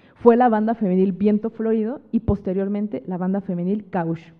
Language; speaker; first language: Spanish; native; Spanish